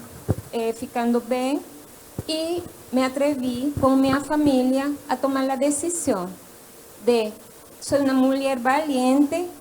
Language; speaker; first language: Portuguese; non-native, learner; Spanish